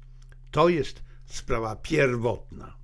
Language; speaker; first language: Polish; native; Polish